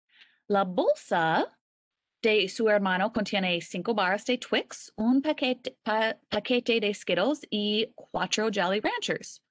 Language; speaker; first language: Spanish; non-native, learner; English